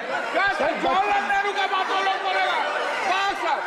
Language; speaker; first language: Hindi; non-native, local second language; Bangla